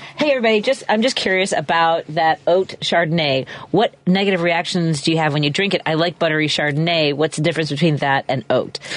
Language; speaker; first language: English; native; English